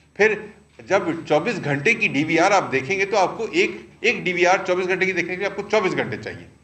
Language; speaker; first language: Urdu; non-native, local second language; Pashto